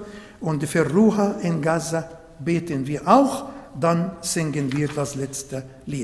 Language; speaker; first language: German; non-native, fluent; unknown